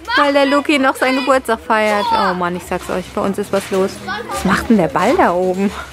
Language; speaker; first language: German; non-native, fluent; Italian